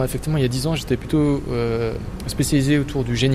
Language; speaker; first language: French; native; French